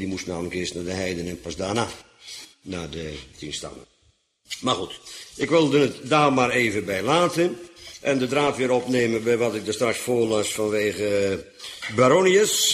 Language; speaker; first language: Dutch; native; Dutch